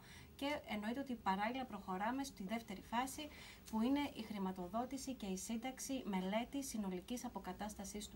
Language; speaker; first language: Greek; native; Greek